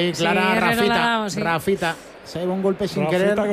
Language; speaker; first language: Spanish; native; Spanish